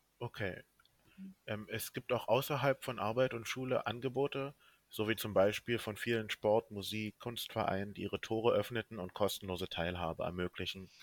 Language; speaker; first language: German; native; German